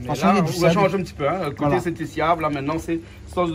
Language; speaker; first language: French; non-native, local second language; Réunion Creole French